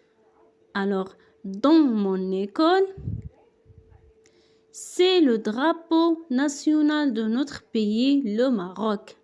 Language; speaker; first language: French; non-native, local second language; Arabic